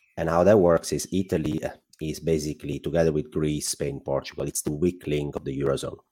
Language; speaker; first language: English; non-native, fluent; Italian